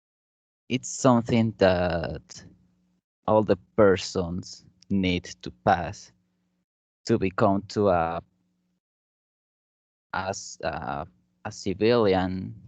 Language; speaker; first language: English; non-native, learner; Spanish